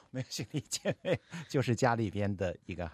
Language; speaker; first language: Chinese; native; Chinese